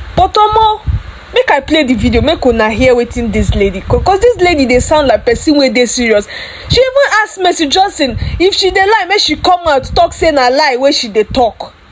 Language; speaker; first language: Nigerian Pidgin; non-native, local second language; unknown